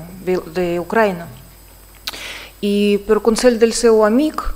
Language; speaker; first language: Catalan; non-native, fluent; Russian